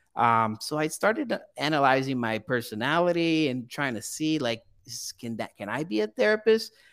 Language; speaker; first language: English; early bilingual, other home language; Portuguese